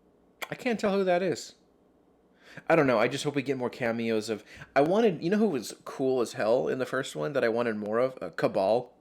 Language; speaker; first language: English; native; English